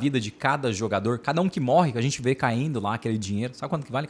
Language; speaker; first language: Portuguese; native; Portuguese